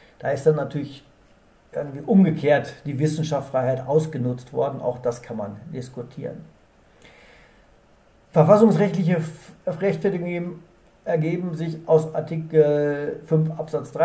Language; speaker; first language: German; native; German